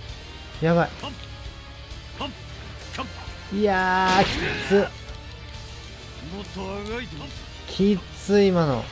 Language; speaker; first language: Japanese; native; Japanese